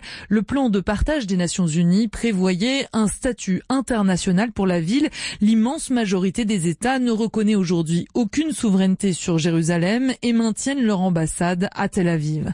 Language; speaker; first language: French; native; French